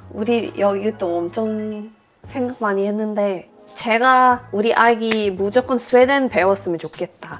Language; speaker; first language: Korean; non-native, fluent; Swedish